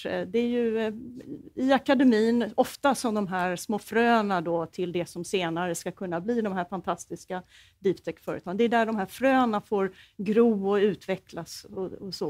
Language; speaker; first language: Swedish; native; Swedish